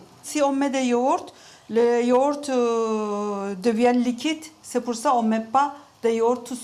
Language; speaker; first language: French; non-native, learner; Turkish